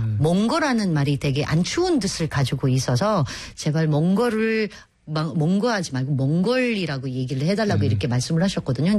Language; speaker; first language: Korean; non-native, fluent; Filipino